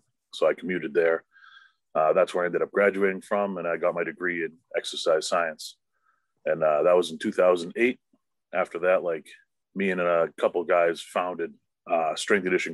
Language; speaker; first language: English; native; English